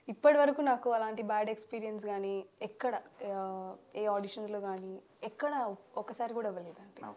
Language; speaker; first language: Telugu; early bilingual, heritage; Telugu